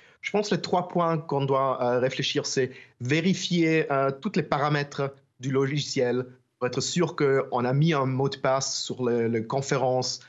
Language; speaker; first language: French; non-native, learner; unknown